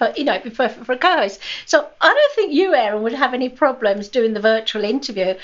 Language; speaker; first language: English; native; English